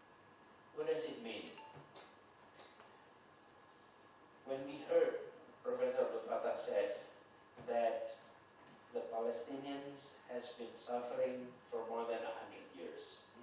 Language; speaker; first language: English; non-native, fluent; Indonesian